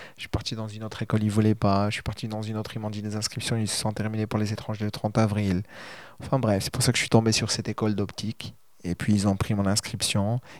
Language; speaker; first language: French; non-native, local second language; Arabic